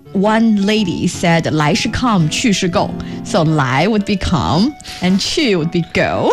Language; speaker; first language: English; non-native, fluent; Chinese